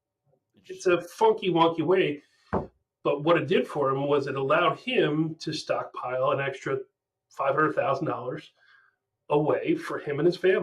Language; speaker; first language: English; native; English